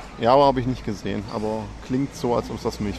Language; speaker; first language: German; native; German